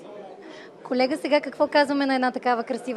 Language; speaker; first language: Bulgarian; native; Bulgarian